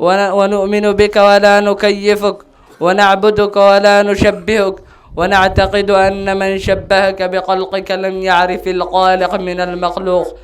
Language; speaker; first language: Arabic; non-native, learner; Somali